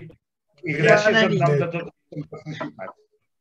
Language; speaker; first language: Catalan; native; Catalan